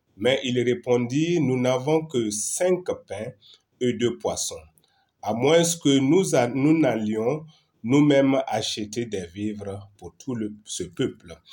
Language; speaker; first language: French; non-native, local second language; Mossi